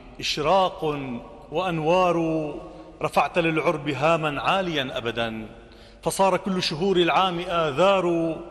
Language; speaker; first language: Arabic; native; Arabic